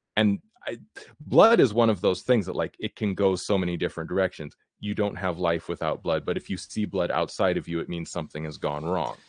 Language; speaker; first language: English; native; English